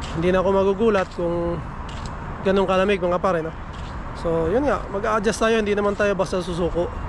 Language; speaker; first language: Filipino; non-native, local second language; Cebuano